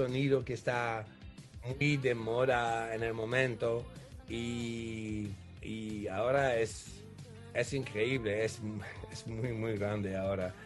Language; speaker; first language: Spanish; non-native, fluent; French